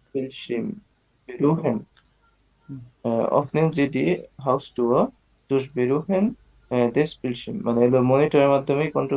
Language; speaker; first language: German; non-native, learner; Bangla